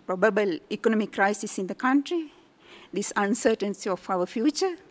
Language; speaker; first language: English; non-native, local second language; Sinhala